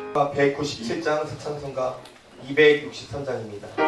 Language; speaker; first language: Korean; native; Korean